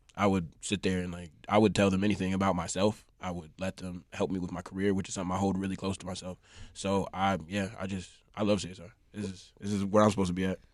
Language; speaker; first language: English; native; English